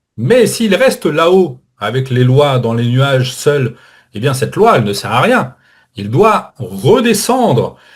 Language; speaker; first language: French; native; French